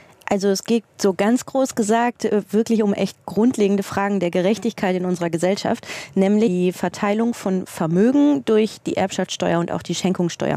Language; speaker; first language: German; native; German